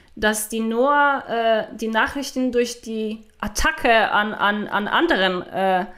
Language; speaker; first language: German; non-native, fluent; Polish